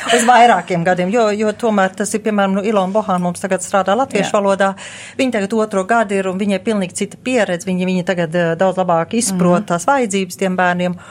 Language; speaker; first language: Latvian; early bilingual, heritage; Latvian